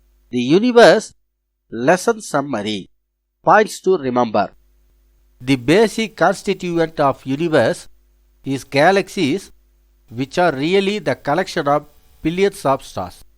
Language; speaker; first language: English; non-native, local second language; Tamil